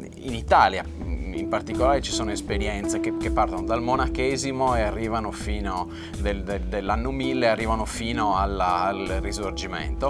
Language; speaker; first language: Italian; native; Italian